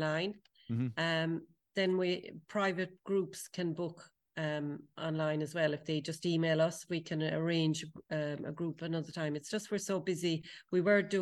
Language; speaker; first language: English; native; English